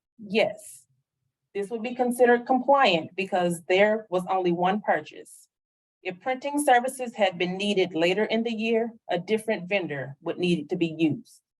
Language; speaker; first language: English; native; English